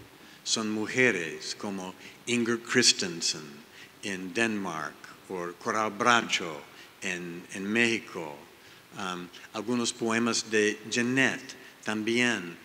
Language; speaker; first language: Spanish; non-native, learner; English